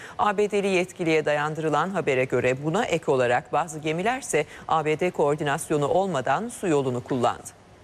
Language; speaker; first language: Turkish; native; Turkish